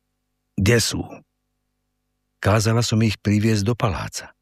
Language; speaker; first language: Slovak; native; Slovak